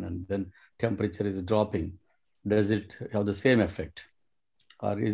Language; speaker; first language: English; non-native, local second language; Telugu